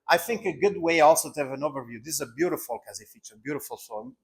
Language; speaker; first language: English; non-native, fluent; Italian